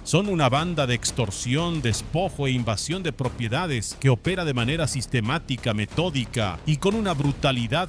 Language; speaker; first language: Spanish; native; Spanish